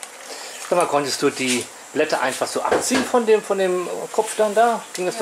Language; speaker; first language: German; native; German